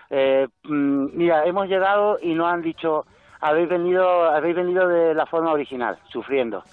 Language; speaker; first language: Spanish; native; Spanish